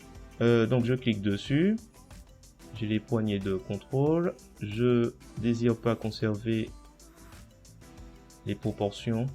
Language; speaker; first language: French; native; French